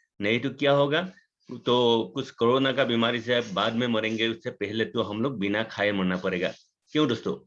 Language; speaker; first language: Hindi; non-native, local second language; Assamese